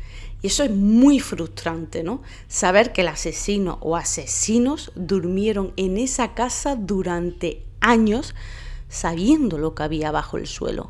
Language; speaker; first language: Spanish; native; Spanish